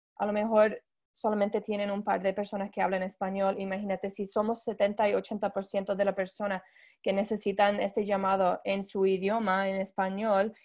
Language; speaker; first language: Spanish; non-native, fluent; English